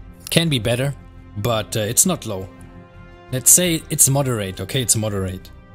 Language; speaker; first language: English; non-native, fluent; German